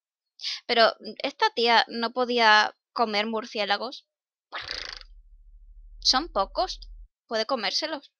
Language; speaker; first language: Spanish; native; Spanish